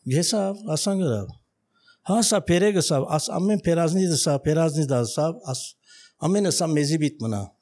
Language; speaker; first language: Armenian; early bilingual, heritage; Armenian